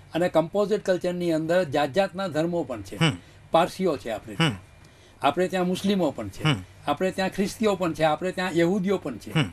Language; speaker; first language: Gujarati; native; Gujarati